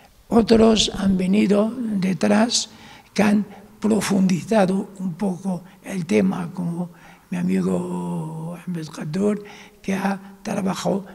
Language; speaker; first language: Spanish; non-native, fluent; Arabic